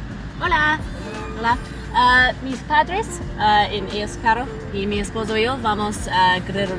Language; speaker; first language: Spanish; non-native, learner; English